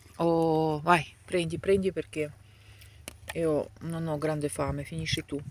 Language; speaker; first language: Italian; non-native, fluent; Ukrainian